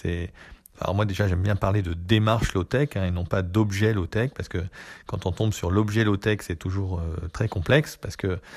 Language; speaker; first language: French; native; French